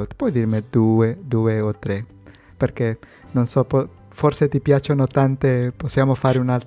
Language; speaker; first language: Italian; non-native, learner; Spanish